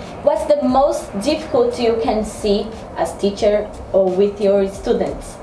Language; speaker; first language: English; non-native, learner; Portuguese